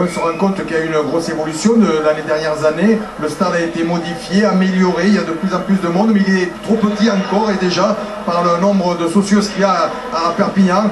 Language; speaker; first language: French; native; French